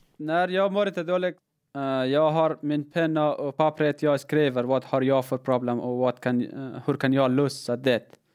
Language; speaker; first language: Swedish; non-native, learner; Persian